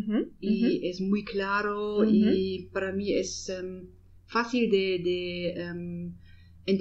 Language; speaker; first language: Spanish; non-native, learner; German